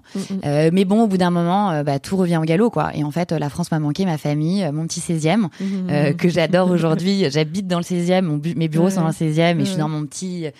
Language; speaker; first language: French; native; French